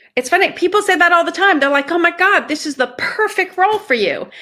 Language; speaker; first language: English; early bilingual, other home language; Persian